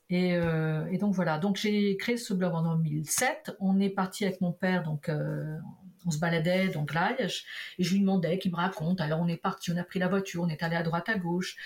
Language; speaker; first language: French; early bilingual, other home language; Portuguese